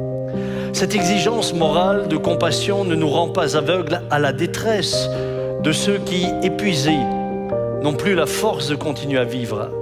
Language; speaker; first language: French; native; French